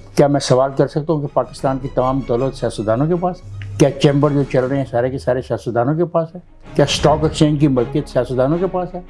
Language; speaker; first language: Urdu; non-native, local second language; Punjabi